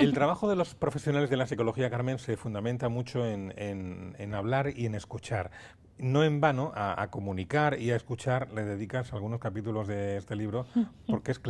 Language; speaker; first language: Spanish; native; Spanish